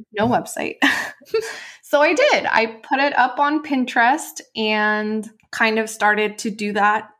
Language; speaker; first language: English; non-native, fluent; Spanish